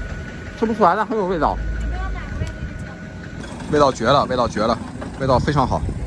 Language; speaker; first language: Chinese; native; Chinese